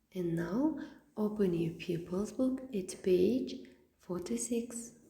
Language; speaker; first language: English; non-native, fluent; Kazakh